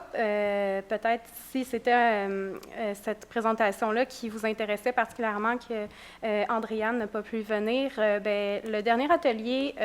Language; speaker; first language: French; native; French